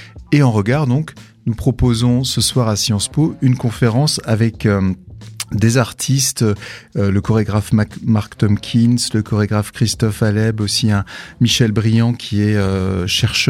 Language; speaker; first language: French; native; French